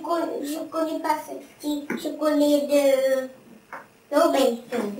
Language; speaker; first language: French; non-native, learner; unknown